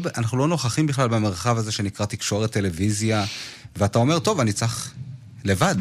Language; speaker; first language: Hebrew; early bilingual, other home language; Amharic